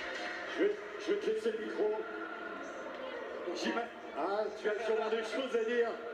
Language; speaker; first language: French; native; French